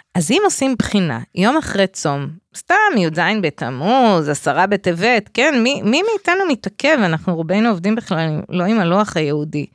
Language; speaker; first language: Hebrew; native; Hebrew